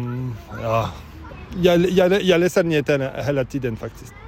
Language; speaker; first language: Swedish; non-native, learner; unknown